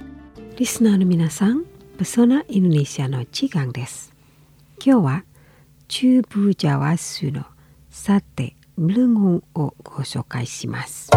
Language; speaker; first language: Japanese; non-native, fluent; Indonesian